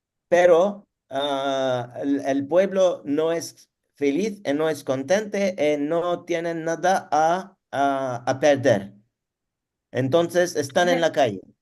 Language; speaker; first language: Spanish; non-native, learner; Turkish